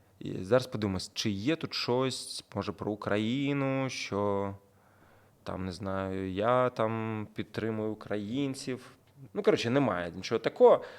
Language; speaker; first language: Ukrainian; non-native, local second language; Russian